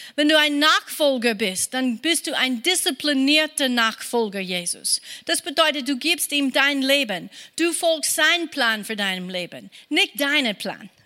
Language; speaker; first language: German; non-native, fluent; English